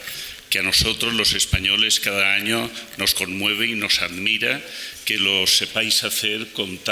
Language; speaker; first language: Spanish; native; Spanish